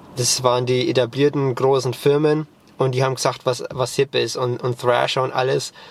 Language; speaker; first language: German; native; German